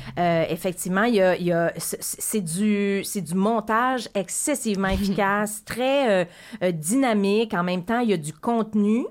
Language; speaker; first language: French; native; French